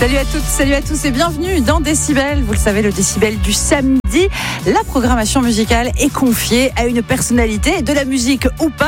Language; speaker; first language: French; native; French